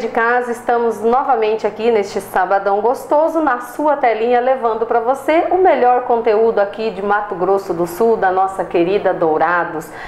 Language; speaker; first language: Portuguese; native; Portuguese